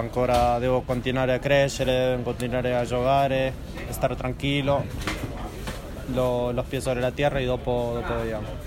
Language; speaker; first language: Italian; non-native, learner; Spanish